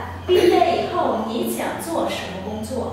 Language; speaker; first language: Chinese; non-native, fluent; Vietnamese